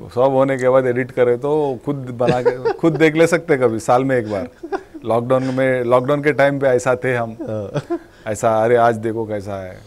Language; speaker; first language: Hindi; non-native, local second language; Telugu